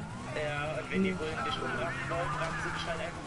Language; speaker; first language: German; native; German